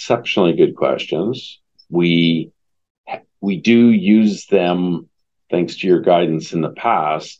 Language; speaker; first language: English; native; English